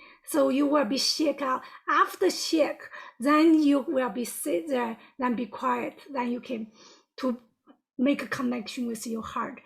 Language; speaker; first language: English; non-native, fluent; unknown